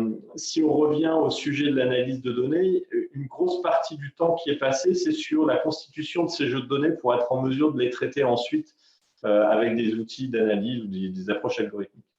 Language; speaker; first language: French; native; French